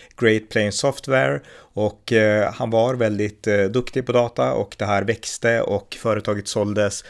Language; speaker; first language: Swedish; native; Swedish